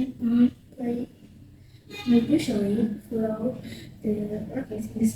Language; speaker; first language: English; non-native, learner; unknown